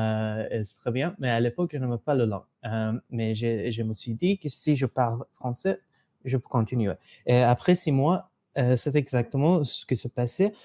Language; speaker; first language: French; non-native, fluent; English